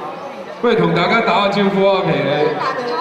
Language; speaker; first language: Chinese; native; Chinese